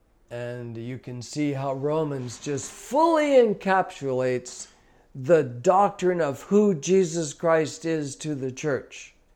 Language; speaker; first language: English; native; English